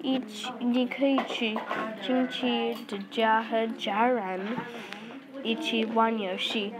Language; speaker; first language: Chinese; non-native, learner; English